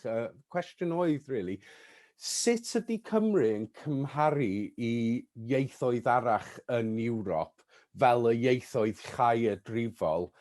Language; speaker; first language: Welsh; non-native, fluent; English